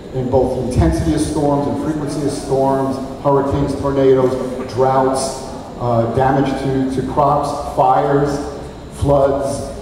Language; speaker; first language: English; native; English